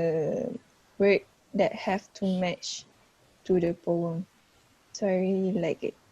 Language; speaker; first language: English; non-native, fluent; Malay